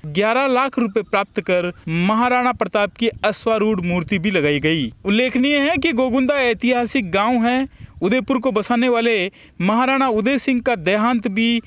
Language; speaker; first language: Hindi; native; Hindi